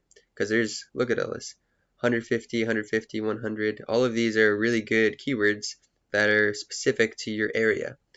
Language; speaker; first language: English; native; English